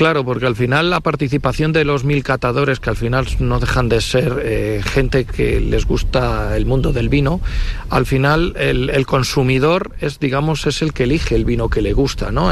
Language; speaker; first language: Spanish; native; Spanish